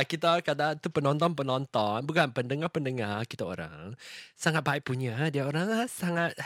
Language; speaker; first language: Malay; non-native, local second language; Chinese